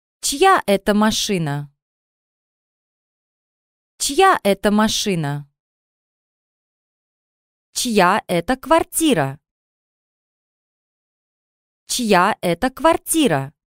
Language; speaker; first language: Russian; non-native, learner; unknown